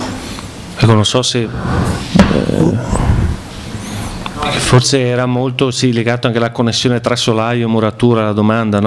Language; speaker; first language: Italian; native; Italian